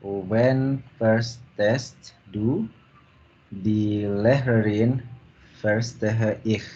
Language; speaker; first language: German; non-native, learner; Indonesian